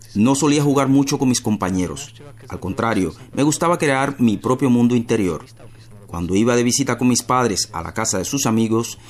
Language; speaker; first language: Spanish; non-native, fluent; Slovak